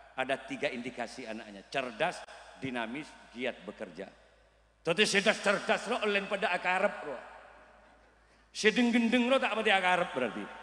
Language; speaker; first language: Indonesian; non-native, local second language; Madurese